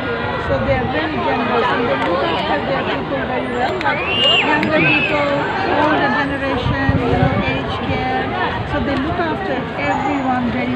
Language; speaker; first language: English; non-native, fluent; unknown